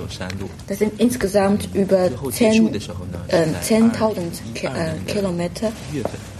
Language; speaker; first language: German; non-native, fluent; Chinese